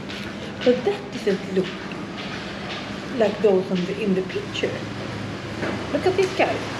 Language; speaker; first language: English; non-native, fluent; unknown